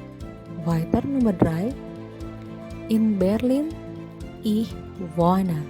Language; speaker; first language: German; non-native, fluent; Indonesian